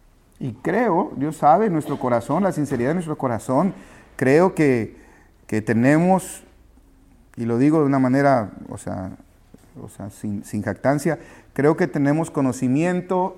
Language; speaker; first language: Spanish; native; Spanish